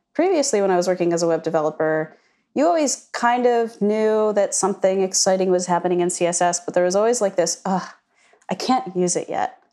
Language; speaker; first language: English; native; English